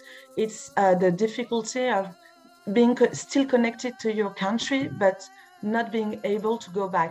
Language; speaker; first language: English; non-native, fluent; French